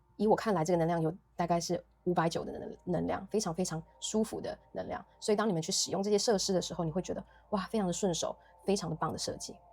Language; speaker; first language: Chinese; native; Chinese